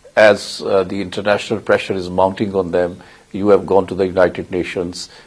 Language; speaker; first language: English; non-native, local second language; Urdu